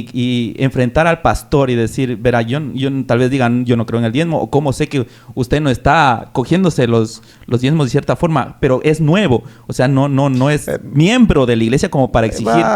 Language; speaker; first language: Spanish; native; Spanish